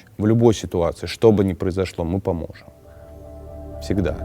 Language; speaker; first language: Russian; native; Russian